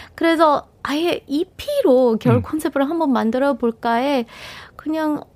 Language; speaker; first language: Korean; non-native, fluent; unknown